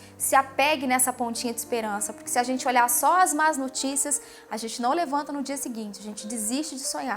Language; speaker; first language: Portuguese; native; Portuguese